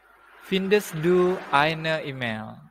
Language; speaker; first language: German; non-native, fluent; Indonesian